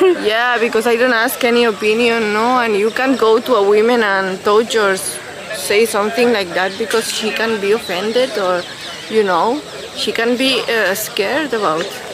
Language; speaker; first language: English; non-native, learner; Spanish